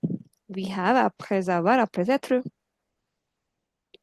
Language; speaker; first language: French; non-native, fluent; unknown